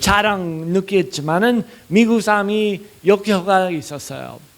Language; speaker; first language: Korean; non-native, fluent; English